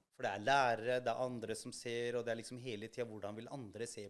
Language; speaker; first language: Norwegian; early bilingual, other home language; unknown